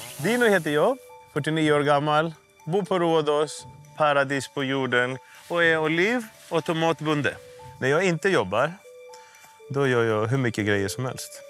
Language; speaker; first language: Swedish; early bilingual, heritage; Swedish